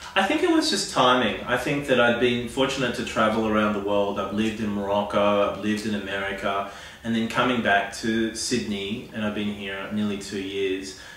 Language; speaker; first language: English; native; English